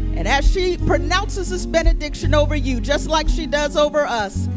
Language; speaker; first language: English; native; English